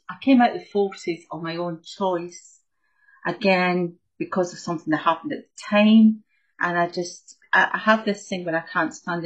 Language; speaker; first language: English; native; English